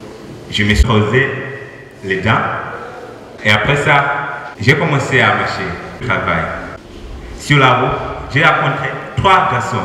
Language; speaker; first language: French; non-native, learner; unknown